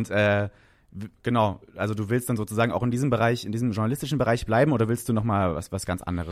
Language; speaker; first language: German; native; German